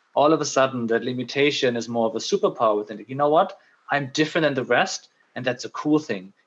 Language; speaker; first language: English; non-native, fluent; German